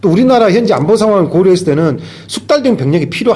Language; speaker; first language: Korean; native; Korean